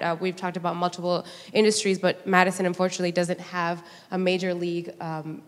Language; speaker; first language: English; native; English